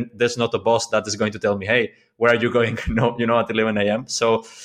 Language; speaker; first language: English; non-native, fluent; Spanish